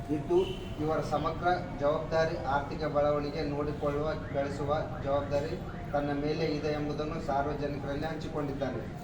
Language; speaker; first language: Kannada; native; Kannada